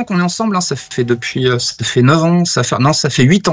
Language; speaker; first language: French; native; French